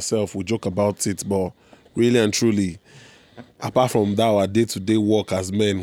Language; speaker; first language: English; non-native, local second language; Igbo